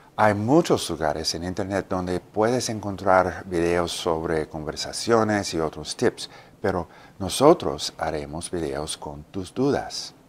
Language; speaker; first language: Spanish; non-native, fluent; English